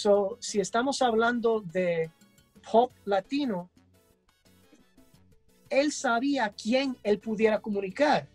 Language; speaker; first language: Spanish; early bilingual, heritage; English